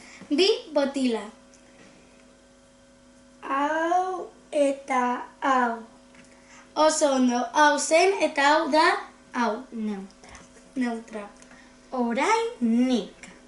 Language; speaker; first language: Basque; non-native, local second language; Spanish